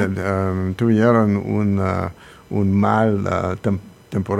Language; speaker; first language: Spanish; non-native, learner; English